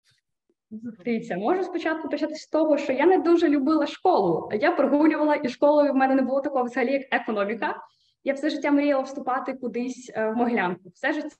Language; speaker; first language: Ukrainian; native; Ukrainian